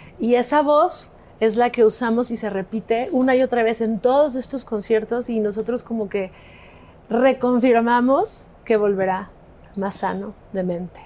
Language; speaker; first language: Spanish; native; Spanish